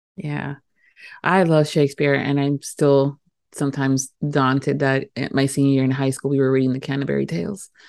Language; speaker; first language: English; native; English